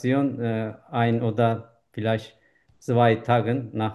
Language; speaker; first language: German; non-native, learner; Turkish